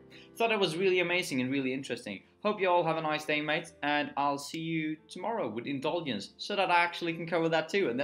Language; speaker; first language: English; non-native, fluent; Swedish